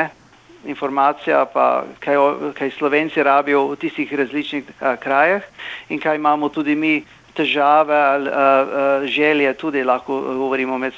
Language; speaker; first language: Slovenian; early bilingual, heritage; Slovenian